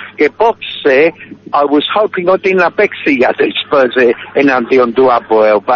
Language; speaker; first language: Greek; early bilingual, heritage; Greek